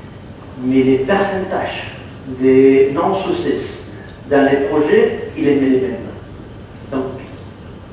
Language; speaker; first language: French; non-native, fluent; Catalan